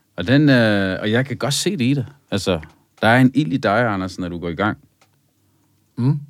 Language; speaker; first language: Danish; early bilingual, other home language; Arabic